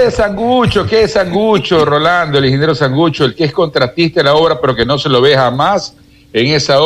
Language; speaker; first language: Spanish; native; Spanish